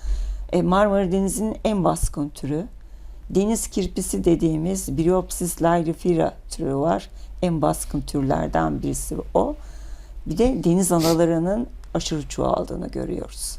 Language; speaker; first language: Turkish; native; Turkish